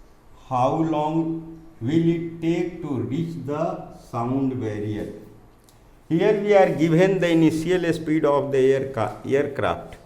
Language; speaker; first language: English; non-native, local second language; Hindi